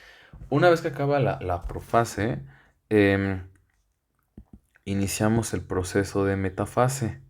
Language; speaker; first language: Spanish; native; Spanish